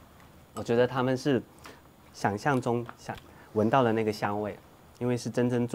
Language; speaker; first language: Chinese; native; Chinese